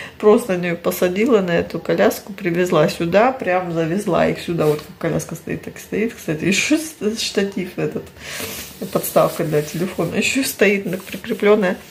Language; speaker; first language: Russian; early bilingual, heritage; Russian